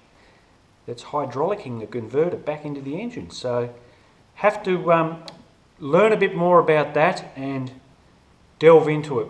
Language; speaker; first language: English; native; English